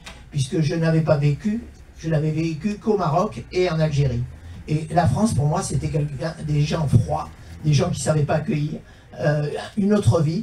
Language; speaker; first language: French; native; French